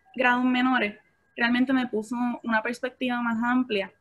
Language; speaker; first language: Spanish; native; Spanish